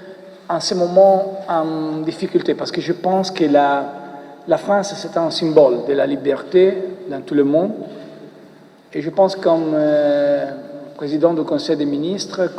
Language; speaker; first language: French; non-native, fluent; Italian